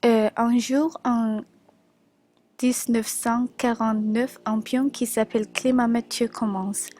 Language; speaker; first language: French; non-native, learner; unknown